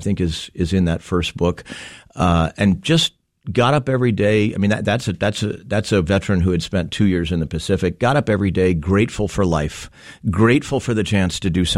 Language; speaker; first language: English; native; English